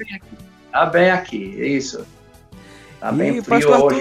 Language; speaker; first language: Portuguese; non-native, fluent; English